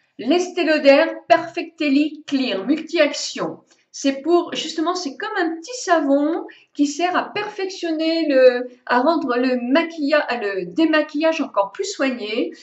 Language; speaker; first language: French; native; French